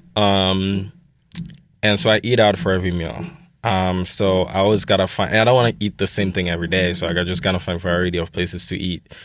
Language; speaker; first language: English; non-native, fluent; Haitian Creole